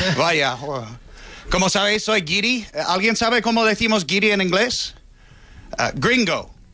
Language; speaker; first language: Spanish; non-native, fluent; English